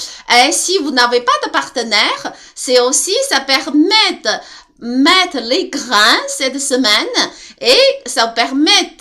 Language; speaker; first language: French; non-native, learner; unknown